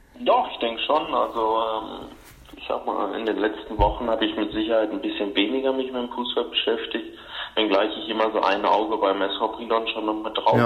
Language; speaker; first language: German; native; German